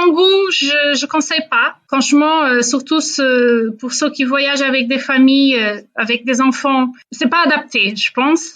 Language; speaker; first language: French; non-native, fluent; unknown